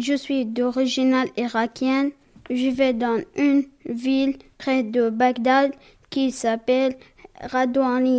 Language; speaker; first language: French; early bilingual, other home language; Arabic